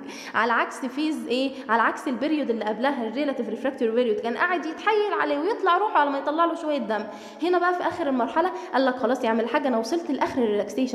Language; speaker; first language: Arabic; native; Arabic